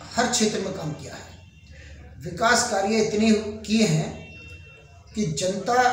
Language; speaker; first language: Hindi; native; Hindi